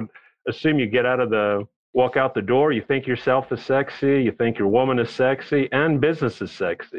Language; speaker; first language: English; native; English